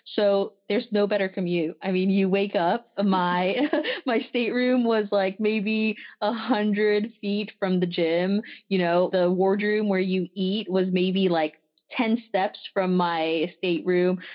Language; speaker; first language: English; early bilingual, other home language; French